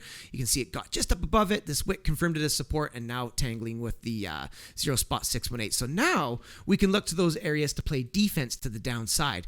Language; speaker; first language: English; native; English